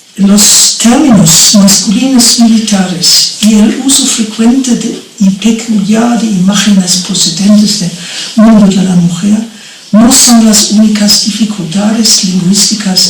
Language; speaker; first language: Spanish; non-native, fluent; German